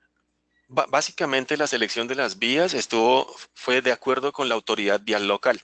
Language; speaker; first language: Spanish; native; Spanish